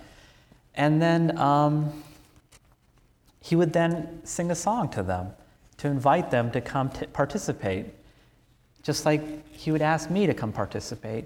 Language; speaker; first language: English; native; English